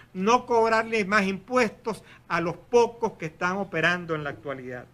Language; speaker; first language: Spanish; native; Spanish